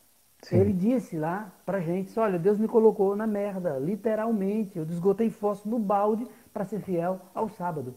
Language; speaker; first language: Portuguese; native; Portuguese